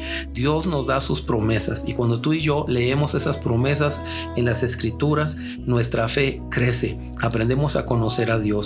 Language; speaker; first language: Spanish; native; Spanish